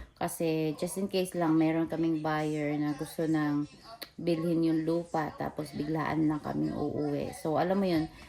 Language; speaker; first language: Filipino; non-native, local second language; Cebuano